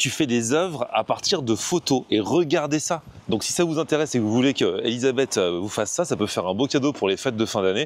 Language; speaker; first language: French; native; French